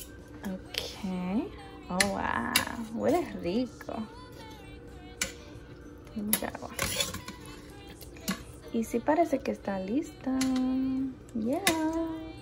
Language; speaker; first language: Spanish; early bilingual, heritage; Spanish